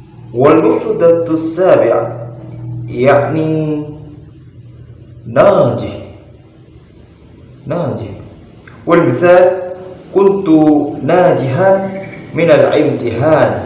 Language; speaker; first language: Arabic; non-native, learner; Indonesian